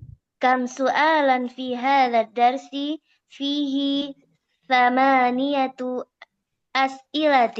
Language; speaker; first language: Arabic; non-native, learner; Indonesian